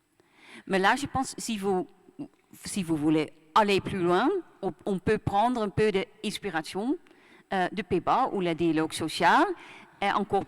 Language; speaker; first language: French; non-native, fluent; Dutch